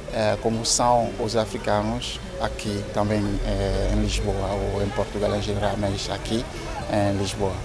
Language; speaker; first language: Portuguese; non-native, learner; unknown